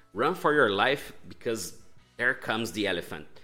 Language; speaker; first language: English; non-native, fluent; Portuguese